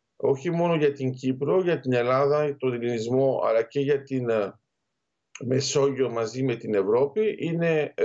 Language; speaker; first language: Greek; native; Greek